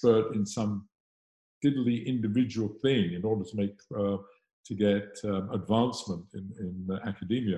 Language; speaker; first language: English; native; English